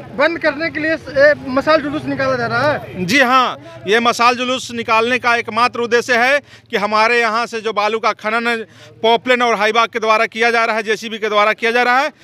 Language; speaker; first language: Hindi; native; Hindi